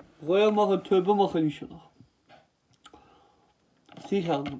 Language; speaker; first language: German; non-native, learner; Turkish